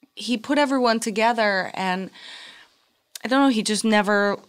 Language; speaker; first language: English; native; English